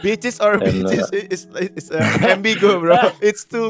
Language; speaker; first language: English; non-native, fluent; Indonesian